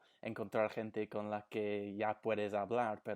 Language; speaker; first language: Spanish; non-native, fluent; English